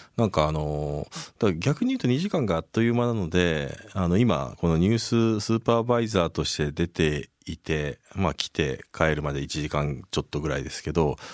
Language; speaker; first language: Japanese; native; Japanese